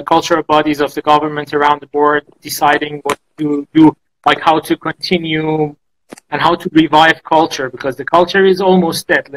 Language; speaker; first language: English; non-native, fluent; Azerbaijani